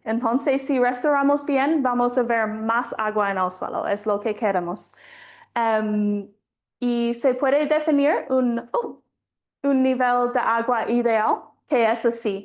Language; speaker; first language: Spanish; non-native, fluent; English